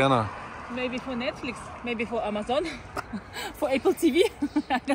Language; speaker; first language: English; non-native, learner; Russian